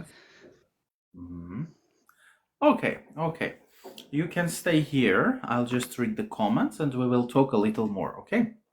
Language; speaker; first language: English; non-native, fluent; Armenian